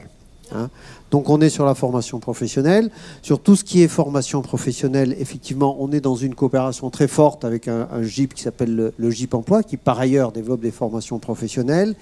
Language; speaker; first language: French; native; French